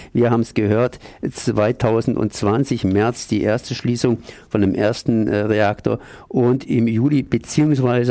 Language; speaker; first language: German; native; German